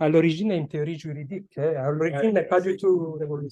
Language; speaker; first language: French; non-native, fluent; Italian